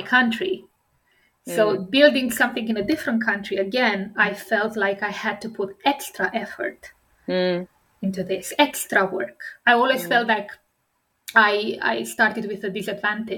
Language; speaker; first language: English; non-native, fluent; Romanian